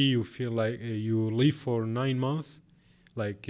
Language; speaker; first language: English; non-native, fluent; Arabic